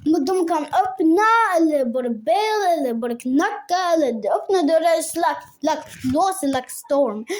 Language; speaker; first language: Swedish; non-native, local second language; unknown